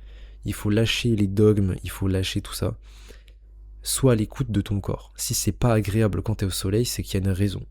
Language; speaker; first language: French; native; French